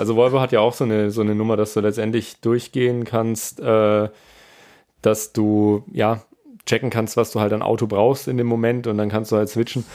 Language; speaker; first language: German; native; German